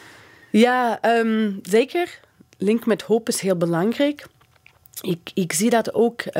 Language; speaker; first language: Dutch; non-native, fluent; English